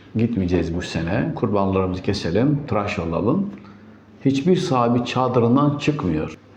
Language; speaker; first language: Turkish; native; Turkish